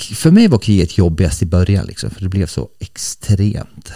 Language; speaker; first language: Swedish; early bilingual, other home language; Bosnian